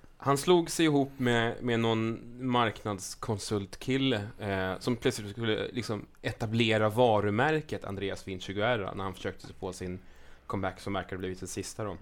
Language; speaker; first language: Swedish; native; Swedish